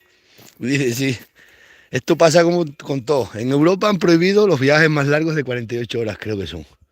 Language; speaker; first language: Spanish; native; Spanish